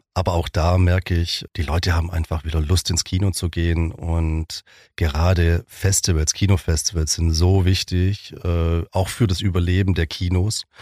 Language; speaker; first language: German; native; German